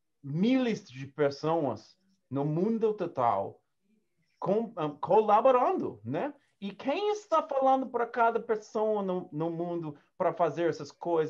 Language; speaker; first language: Portuguese; non-native, learner; English